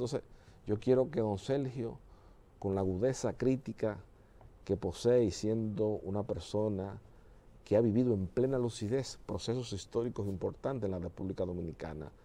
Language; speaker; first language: Spanish; native; Spanish